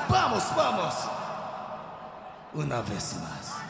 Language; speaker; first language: Spanish; non-native, fluent; Japanese